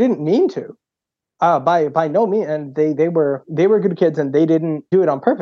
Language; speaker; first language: English; native; English